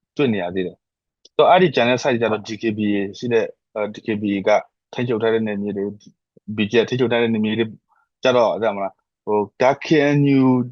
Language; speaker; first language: Burmese; non-native, local second language; S'gaw Karen